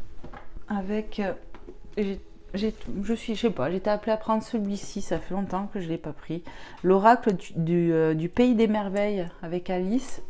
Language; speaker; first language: French; native; French